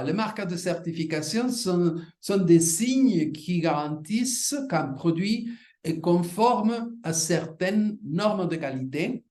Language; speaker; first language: French; non-native, fluent; Spanish